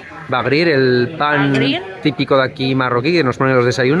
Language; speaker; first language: Spanish; native; Spanish